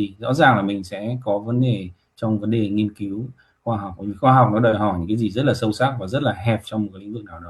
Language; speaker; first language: Vietnamese; native; Vietnamese